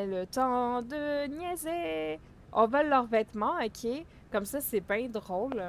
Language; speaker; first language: French; native; French